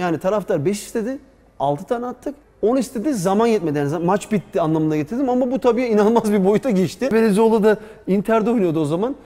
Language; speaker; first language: Turkish; early bilingual, heritage; Turkish